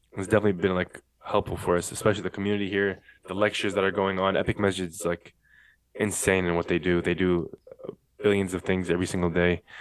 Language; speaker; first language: English; native; English